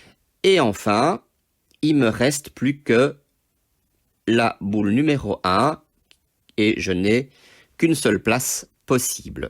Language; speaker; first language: French; native; French